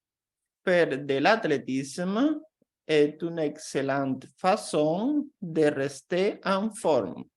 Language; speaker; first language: French; non-native, fluent; Portuguese